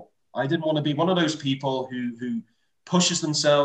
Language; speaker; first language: English; native; English